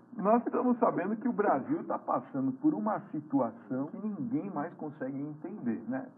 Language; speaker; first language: Portuguese; native; Portuguese